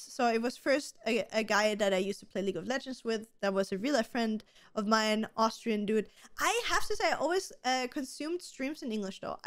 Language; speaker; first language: English; non-native, fluent; German